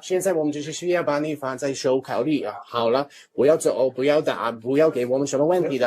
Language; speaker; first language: Chinese; non-native, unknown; English